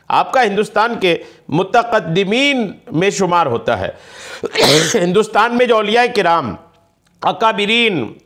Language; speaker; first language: Urdu; native; Urdu